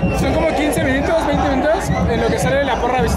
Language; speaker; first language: Spanish; native; Spanish